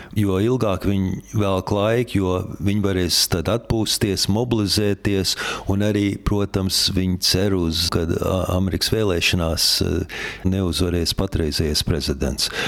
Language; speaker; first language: Latvian; early bilingual, heritage; Latvian